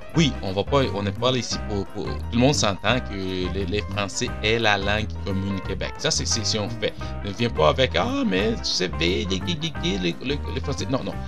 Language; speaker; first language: French; non-native, fluent; Portuguese